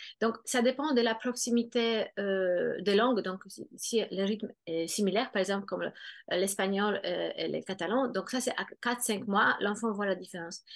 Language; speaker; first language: French; non-native, fluent; Polish